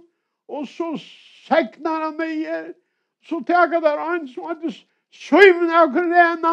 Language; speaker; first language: Swedish; non-native, learner; Faroese